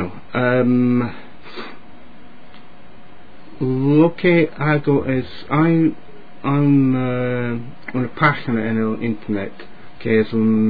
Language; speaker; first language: Spanish; non-native, fluent; English